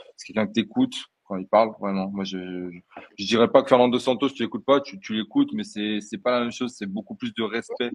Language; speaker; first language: French; early bilingual, other home language; Portuguese